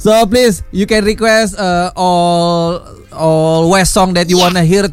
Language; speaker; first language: English; non-native, learner; Indonesian